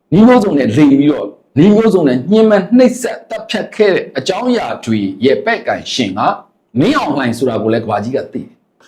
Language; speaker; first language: Burmese; native; Burmese